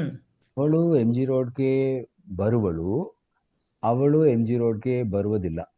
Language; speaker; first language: Kannada; non-native, learner; Tamil